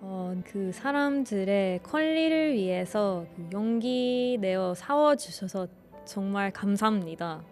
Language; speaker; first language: Korean; non-native, learner; Finnish